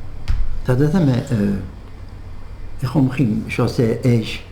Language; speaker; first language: Hebrew; non-native, fluent; French